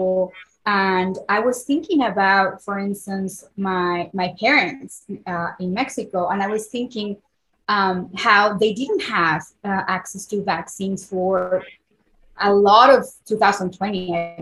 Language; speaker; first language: English; non-native, fluent; Spanish